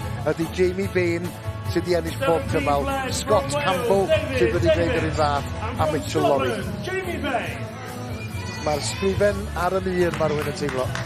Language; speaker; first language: Welsh; native; Welsh